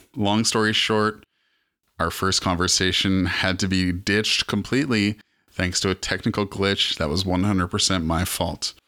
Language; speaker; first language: English; native; English